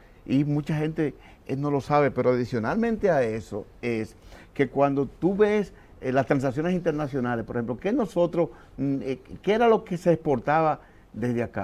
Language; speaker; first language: Spanish; native; Spanish